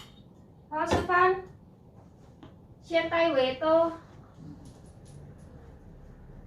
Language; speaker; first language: Chinese; non-native, learner; Indonesian